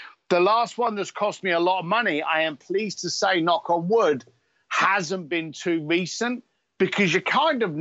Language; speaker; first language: English; native; English